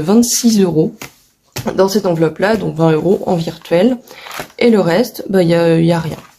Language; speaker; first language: French; native; French